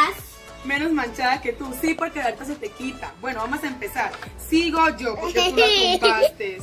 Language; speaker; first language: Spanish; native; Spanish